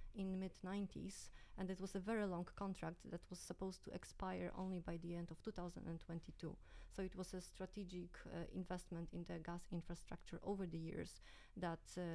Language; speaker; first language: English; non-native, fluent; Polish